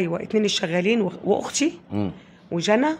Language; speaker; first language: Arabic; native; Arabic